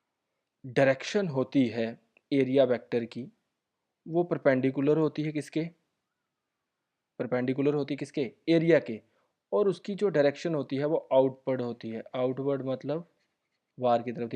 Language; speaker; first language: Hindi; native; Hindi